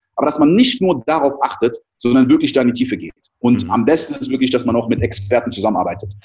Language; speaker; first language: German; early bilingual, other home language; French